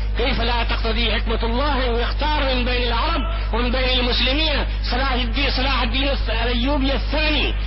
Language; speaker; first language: Arabic; non-native, fluent; Urdu